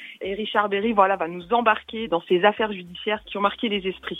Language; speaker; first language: French; native; French